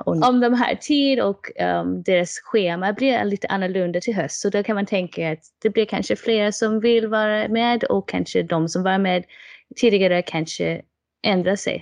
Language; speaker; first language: Swedish; non-native, fluent; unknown